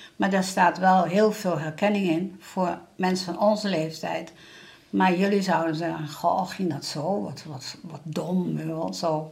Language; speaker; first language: Dutch; native; Dutch